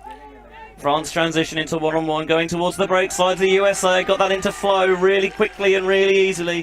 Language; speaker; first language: English; native; English